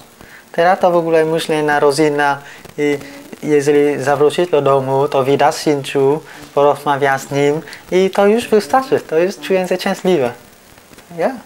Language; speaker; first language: Polish; non-native, learner; Vietnamese